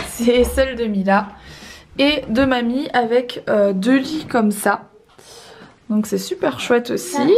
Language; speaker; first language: French; native; French